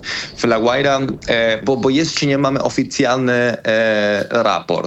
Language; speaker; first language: Polish; non-native, learner; Spanish